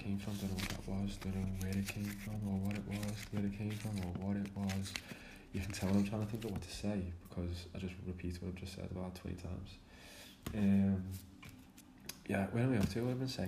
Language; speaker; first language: English; native; English